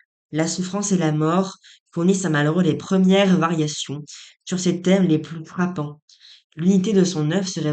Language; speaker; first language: French; native; French